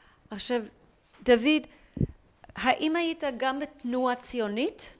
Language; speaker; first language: Hebrew; native; Hebrew